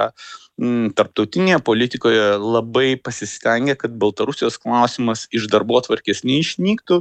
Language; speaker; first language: Lithuanian; native; Lithuanian